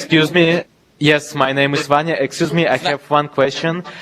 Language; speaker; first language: English; non-native, learner; Russian